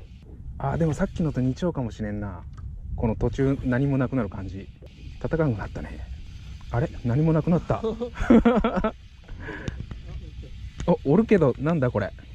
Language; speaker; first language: Japanese; native; Japanese